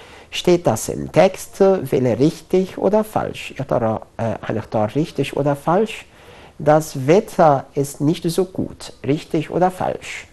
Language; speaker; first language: German; non-native, fluent; Arabic